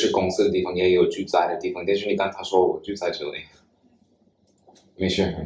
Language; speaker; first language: Chinese; non-native, fluent; English